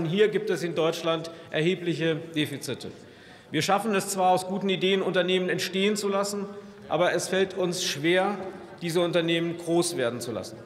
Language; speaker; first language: German; native; German